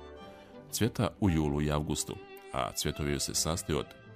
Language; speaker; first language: Croatian; native; Croatian